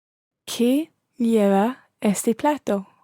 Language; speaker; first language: Spanish; non-native, learner; English